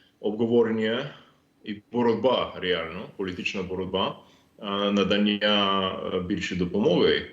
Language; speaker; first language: Ukrainian; non-native, fluent; English